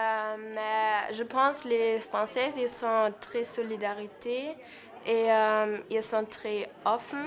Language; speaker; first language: French; non-native, learner; German